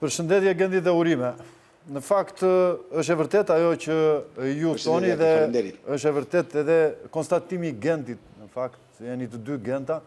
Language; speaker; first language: Albanian; native; Albanian